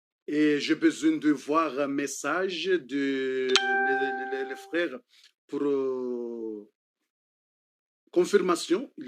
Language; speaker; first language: French; non-native, fluent; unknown